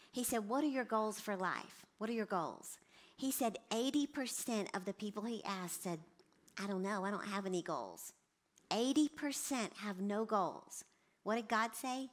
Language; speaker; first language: English; native; English